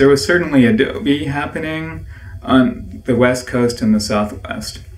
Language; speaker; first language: English; native; English